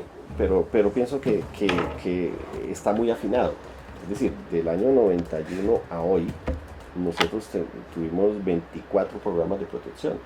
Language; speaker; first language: Spanish; native; Spanish